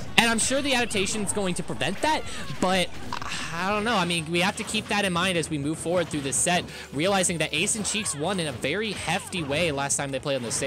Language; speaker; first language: English; native; English